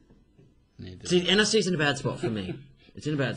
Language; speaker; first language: English; native; English